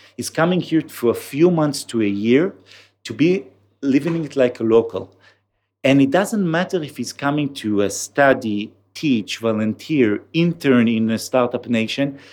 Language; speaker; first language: English; non-native, fluent; Hebrew